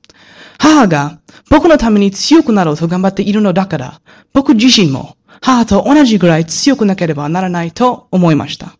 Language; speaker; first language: Japanese; non-native, learner; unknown